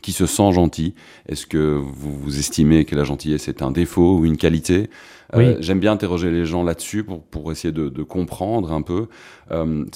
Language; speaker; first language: French; native; French